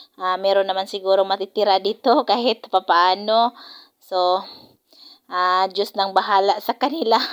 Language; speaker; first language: Filipino; non-native, local second language; Cebuano